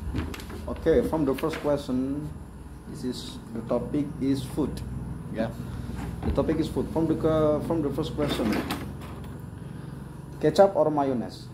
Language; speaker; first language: English; non-native, learner; Indonesian